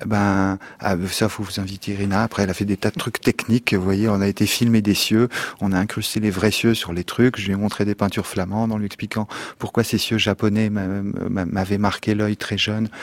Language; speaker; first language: French; native; French